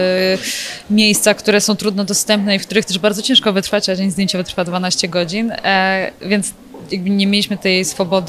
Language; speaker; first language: Polish; native; Polish